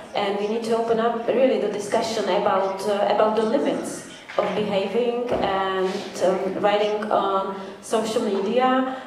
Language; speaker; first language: English; non-native, fluent; Czech